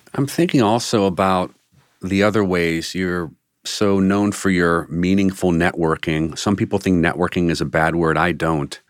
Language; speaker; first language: English; native; English